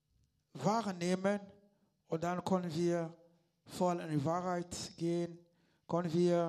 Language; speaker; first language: German; non-native, learner; Lingala